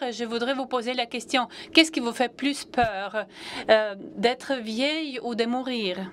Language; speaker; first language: French; non-native, fluent; Latvian